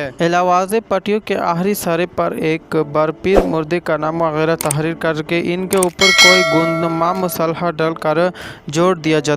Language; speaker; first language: Urdu; native; Urdu